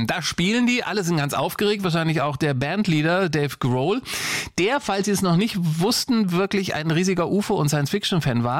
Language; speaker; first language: German; native; German